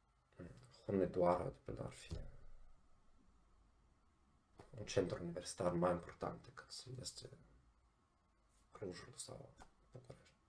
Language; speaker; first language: Romanian; non-native, fluent; German